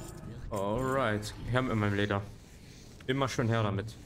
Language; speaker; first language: German; native; German